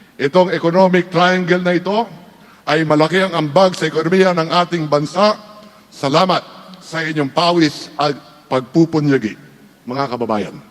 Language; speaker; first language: Filipino; native; Filipino